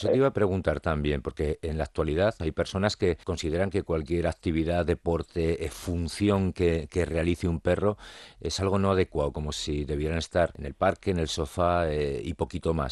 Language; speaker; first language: Spanish; native; Spanish